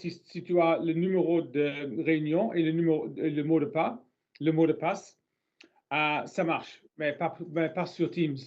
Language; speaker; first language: French; non-native, learner; English